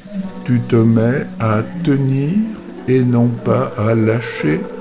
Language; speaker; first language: French; native; French